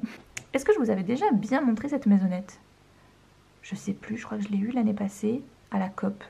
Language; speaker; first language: French; native; French